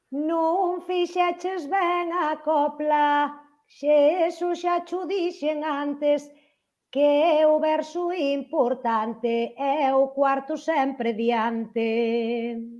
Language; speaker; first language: Galician; native; Galician